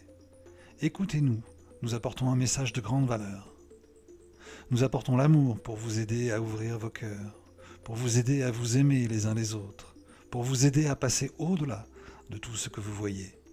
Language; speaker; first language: French; native; French